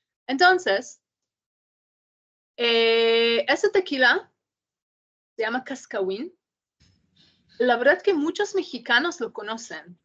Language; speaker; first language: Spanish; non-native, learner; English